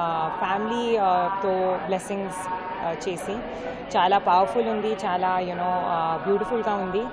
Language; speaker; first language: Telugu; non-native, learner; Hindi